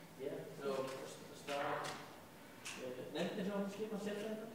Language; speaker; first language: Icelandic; non-native, learner; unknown